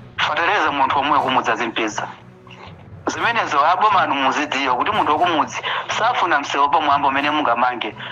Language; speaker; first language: Nyanja; native; Nyanja